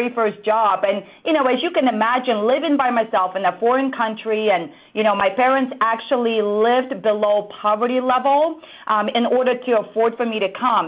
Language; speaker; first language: English; non-native, fluent; Russian